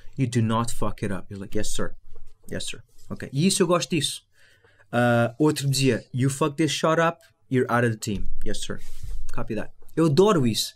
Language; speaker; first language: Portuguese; native; Portuguese